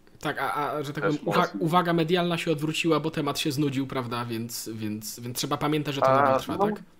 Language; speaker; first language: Polish; native; Polish